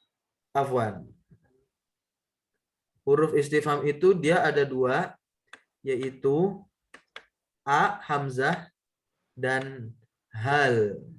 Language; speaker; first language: Indonesian; native; Indonesian